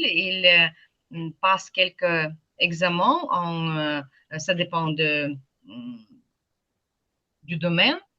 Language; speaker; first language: French; non-native, fluent; Ukrainian